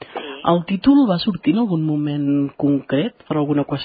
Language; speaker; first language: Catalan; native; Catalan